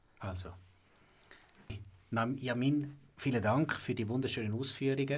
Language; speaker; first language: German; native; German